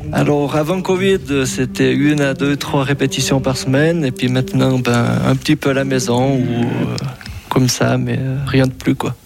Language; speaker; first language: French; native; French